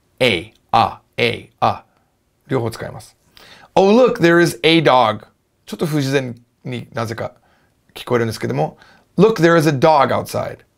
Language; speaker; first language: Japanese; non-native, fluent; English